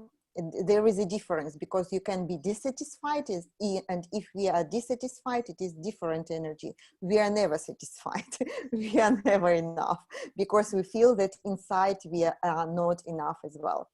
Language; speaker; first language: English; non-native, fluent; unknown